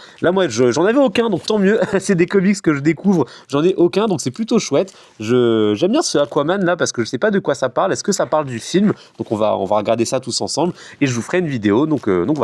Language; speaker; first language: French; native; French